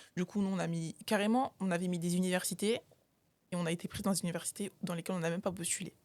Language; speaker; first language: French; native; French